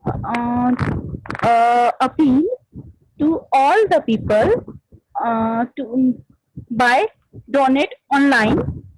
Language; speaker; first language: English; non-native, learner; Hindi